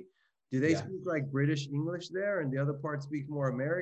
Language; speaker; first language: English; native; English